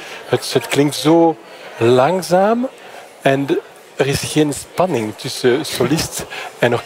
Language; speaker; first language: Dutch; non-native, fluent; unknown